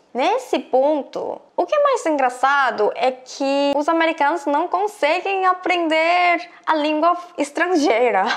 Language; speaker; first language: Portuguese; non-native, fluent; Korean